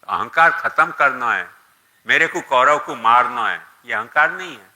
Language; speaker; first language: Hindi; non-native, local second language; Gujarati